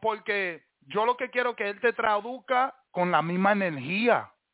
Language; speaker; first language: Spanish; early bilingual, heritage; Spanish